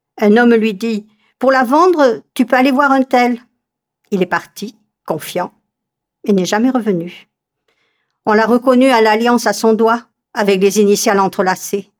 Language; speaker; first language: French; native; French